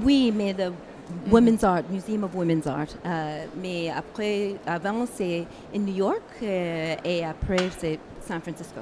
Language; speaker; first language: French; non-native, learner; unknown